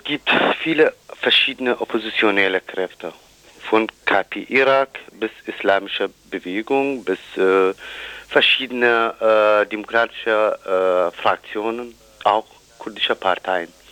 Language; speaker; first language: German; non-native, fluent; Kurdish